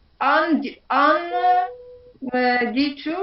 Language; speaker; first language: German; non-native, learner; Ukrainian